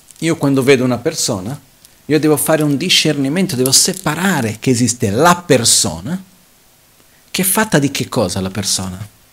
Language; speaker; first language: Italian; non-native, fluent; Portuguese